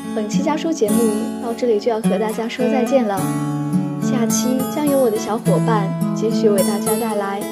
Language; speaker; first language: Chinese; native; Chinese